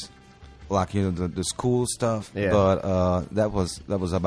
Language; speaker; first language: English; non-native, fluent; Hungarian